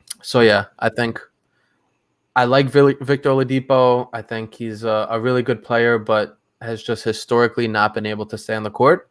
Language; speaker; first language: English; native; English